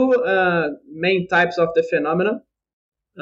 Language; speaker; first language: English; non-native, fluent; Portuguese